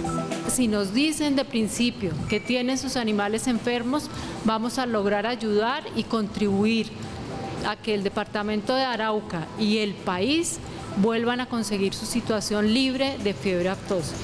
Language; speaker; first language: Spanish; native; Spanish